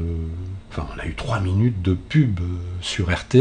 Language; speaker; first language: French; native; French